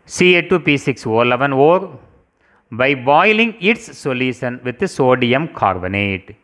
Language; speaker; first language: English; non-native, local second language; Tamil